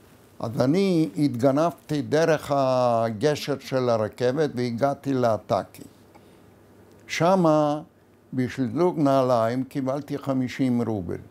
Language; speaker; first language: Hebrew; non-native, fluent; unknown